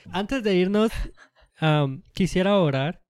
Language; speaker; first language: Spanish; early bilingual, heritage; Spanish